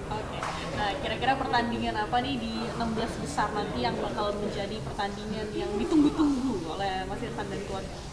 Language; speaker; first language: Indonesian; native; Indonesian